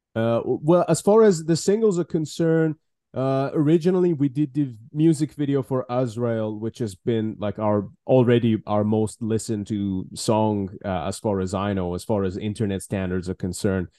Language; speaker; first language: English; non-native, fluent; Persian